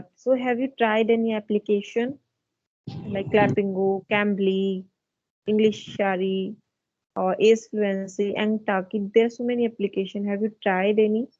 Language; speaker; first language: English; non-native, fluent; Hindi